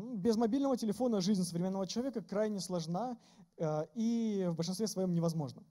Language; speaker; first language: Russian; native; Russian